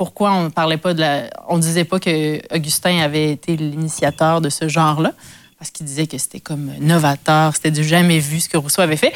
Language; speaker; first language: French; native; French